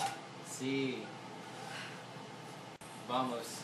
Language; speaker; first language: Spanish; non-native, learner; English